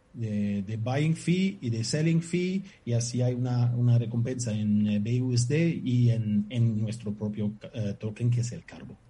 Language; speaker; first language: Spanish; non-native, fluent; German